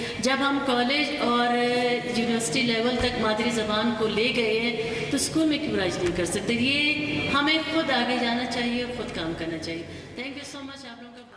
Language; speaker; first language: Urdu; non-native, local second language; Brahui